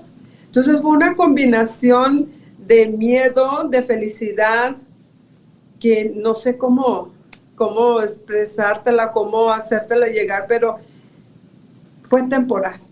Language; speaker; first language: Spanish; native; Spanish